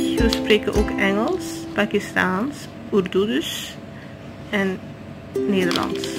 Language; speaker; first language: Dutch; non-native, fluent; Urdu